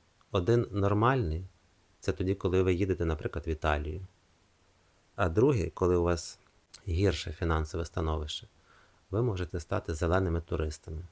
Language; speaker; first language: Ukrainian; non-native, fluent; Italian